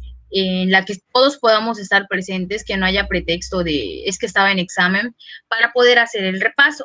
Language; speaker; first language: Spanish; native; Spanish